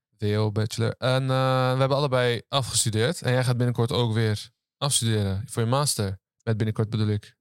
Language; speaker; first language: Dutch; early bilingual, other home language; Turkish